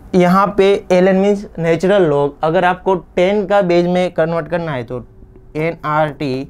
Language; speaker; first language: Hindi; non-native, local second language; Gujarati